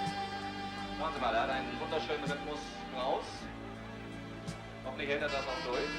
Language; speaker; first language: German; native; German